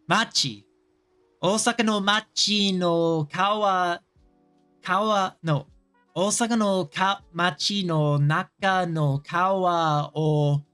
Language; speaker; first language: Japanese; non-native, learner; English